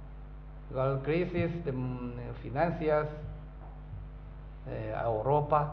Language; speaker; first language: Spanish; non-native, learner; Chinese